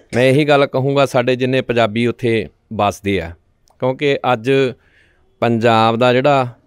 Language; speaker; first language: Punjabi; native; Punjabi